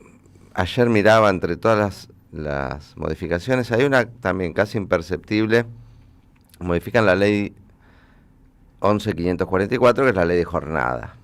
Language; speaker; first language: Spanish; native; Spanish